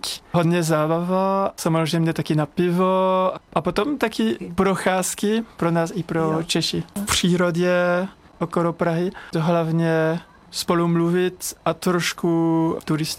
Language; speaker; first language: Czech; non-native, fluent; French